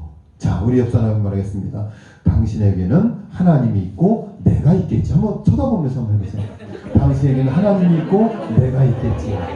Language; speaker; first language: Korean; native; Korean